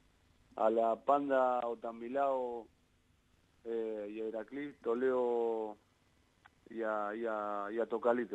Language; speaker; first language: Greek; non-native, learner; Spanish